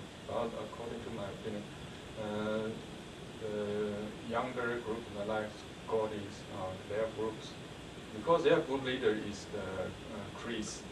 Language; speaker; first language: English; non-native, learner; Chinese